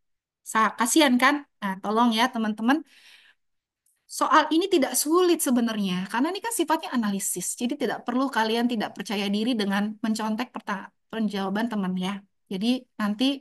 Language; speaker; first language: Indonesian; native; Indonesian